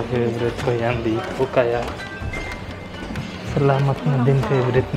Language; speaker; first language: Filipino; non-native, learner; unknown